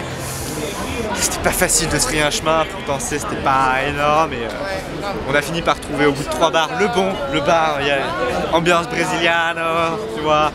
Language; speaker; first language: French; native; French